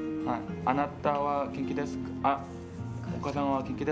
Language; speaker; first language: Japanese; non-native, learner; Korean